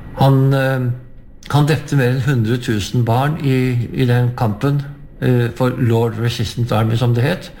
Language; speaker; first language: Norwegian; native; Norwegian